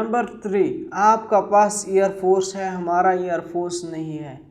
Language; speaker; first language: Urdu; non-native, local second language; Pashto